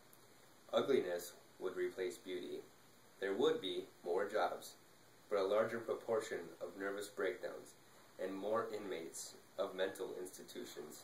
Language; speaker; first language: English; native; English